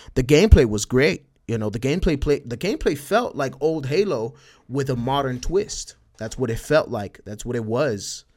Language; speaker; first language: English; early bilingual, other home language; Spanish